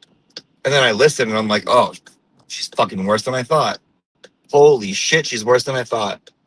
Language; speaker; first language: English; native; English